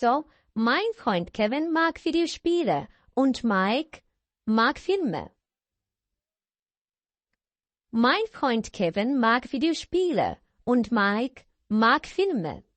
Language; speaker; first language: German; non-native, fluent; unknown